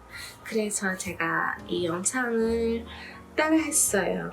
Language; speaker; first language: Korean; non-native, learner; English